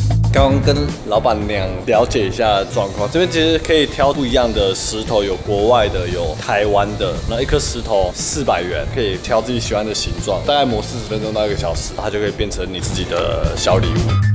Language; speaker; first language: Chinese; native; Chinese